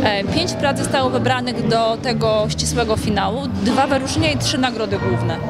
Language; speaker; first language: Polish; native; Polish